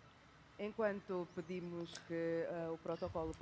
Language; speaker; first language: Portuguese; native; Portuguese